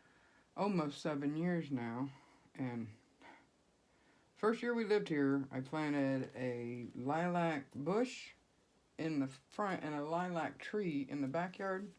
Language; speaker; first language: English; native; English